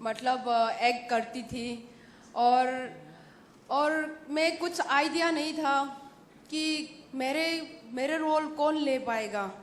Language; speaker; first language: Hindi; non-native, local second language; Manipuri